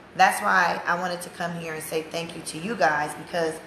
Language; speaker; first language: English; native; English